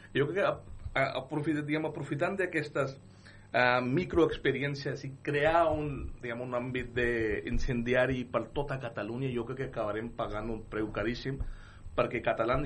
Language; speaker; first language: Catalan; non-native, fluent; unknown